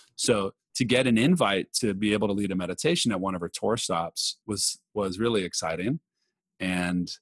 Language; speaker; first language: English; native; English